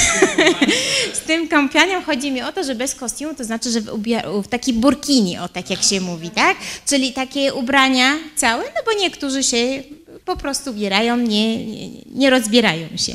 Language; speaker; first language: Polish; early bilingual, heritage; Arabic